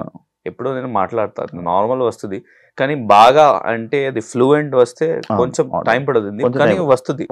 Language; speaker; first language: Telugu; non-native, learner; Hindi